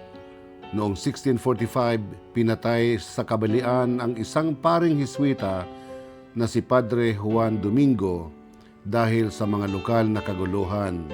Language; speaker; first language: Filipino; non-native, local second language; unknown